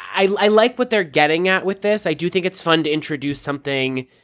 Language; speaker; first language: English; native; English